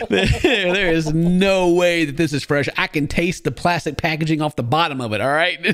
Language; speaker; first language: English; native; English